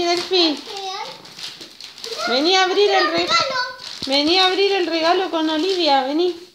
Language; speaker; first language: Spanish; native; Spanish